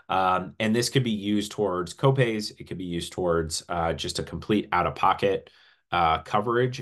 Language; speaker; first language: English; native; English